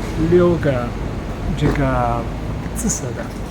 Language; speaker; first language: Chinese; non-native, fluent; Italian